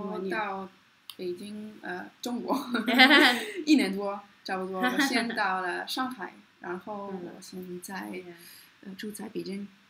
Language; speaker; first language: Chinese; non-native, learner; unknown